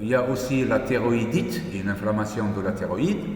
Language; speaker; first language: French; non-native, local second language; Arabic